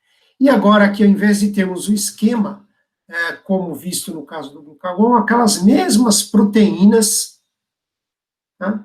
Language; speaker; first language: Portuguese; native; Portuguese